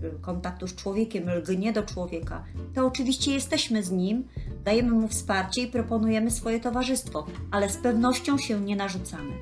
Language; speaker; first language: Polish; native; Polish